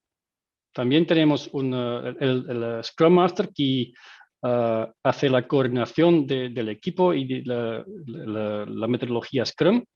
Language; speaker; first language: Spanish; non-native, fluent; Dutch